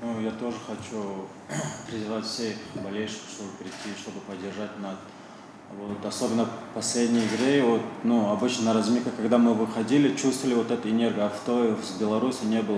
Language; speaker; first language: Russian; non-native, local second language; Tajik